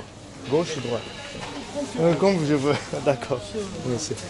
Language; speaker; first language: French; non-native, learner; Spanish